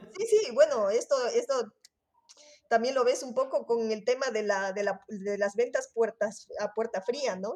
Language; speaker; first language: Spanish; native; Spanish